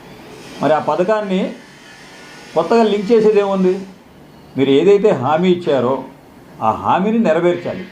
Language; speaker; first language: Telugu; native; Telugu